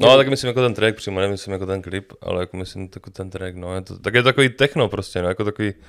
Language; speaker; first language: Czech; native; Czech